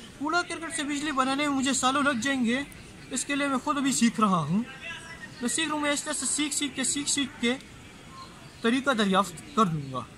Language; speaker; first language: Urdu; non-native, local second language; Pashto